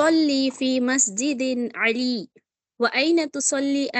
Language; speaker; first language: Arabic; non-native, learner; Tamil